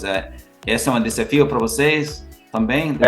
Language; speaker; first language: Portuguese; non-native, learner; English